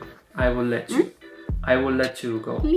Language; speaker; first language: English; non-native, learner; Spanish